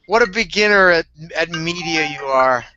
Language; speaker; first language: English; native; English